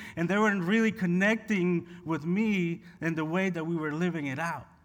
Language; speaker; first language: English; non-native, fluent; Spanish